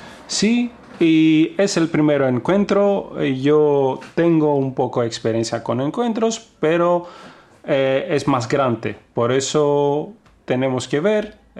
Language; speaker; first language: Spanish; non-native, fluent; Greek